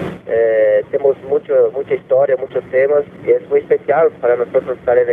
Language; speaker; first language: Spanish; non-native, fluent; Portuguese